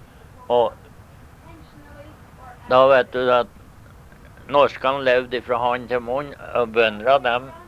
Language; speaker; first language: Norwegian; early bilingual, heritage; Norwegian